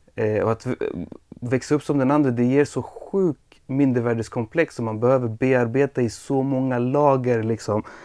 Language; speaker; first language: Swedish; early bilingual, other home language; Persian